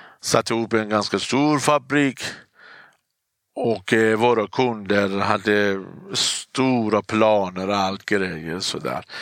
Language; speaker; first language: Swedish; non-native, fluent; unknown